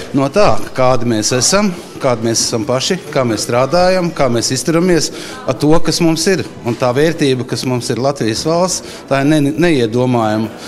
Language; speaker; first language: Latvian; native; Latvian